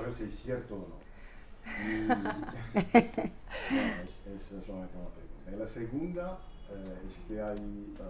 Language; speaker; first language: Spanish; non-native, fluent; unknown